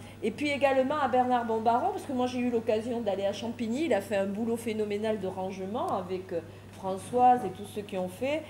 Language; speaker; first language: French; native; French